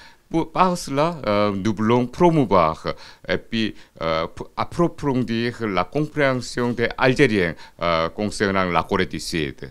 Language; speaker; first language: French; non-native, fluent; Korean